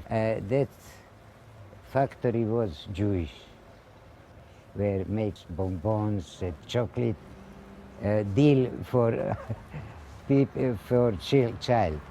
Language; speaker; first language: English; non-native, learner; Ladino